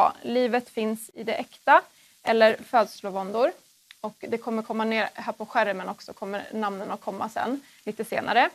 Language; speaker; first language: Swedish; native; Swedish